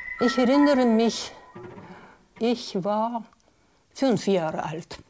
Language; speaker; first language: German; non-native, learner; Russian